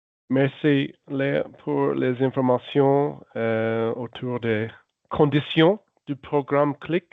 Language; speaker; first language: French; non-native, local second language; German